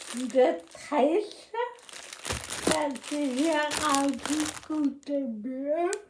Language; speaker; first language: French; non-native, learner; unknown